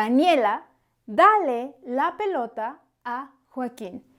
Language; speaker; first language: Spanish; native; Spanish